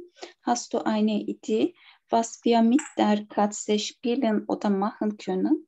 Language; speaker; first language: German; non-native, learner; Turkish